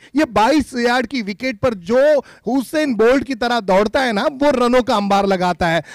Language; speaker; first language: Hindi; non-native, local second language; Marathi